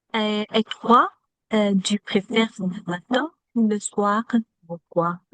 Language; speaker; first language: French; non-native, learner; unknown